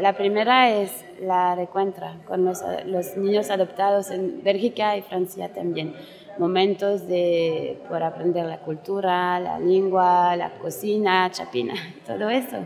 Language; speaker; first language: Spanish; non-native, learner; French